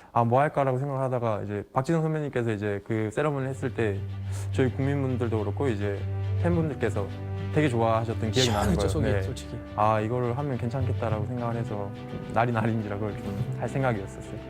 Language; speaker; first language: Korean; native; Korean